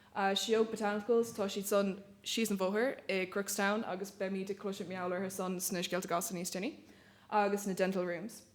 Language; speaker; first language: Irish; native; Irish